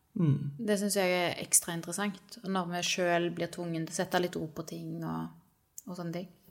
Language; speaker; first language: Norwegian; native; Norwegian